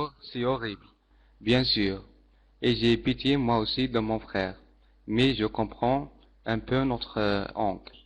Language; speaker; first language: French; non-native, learner; Arabic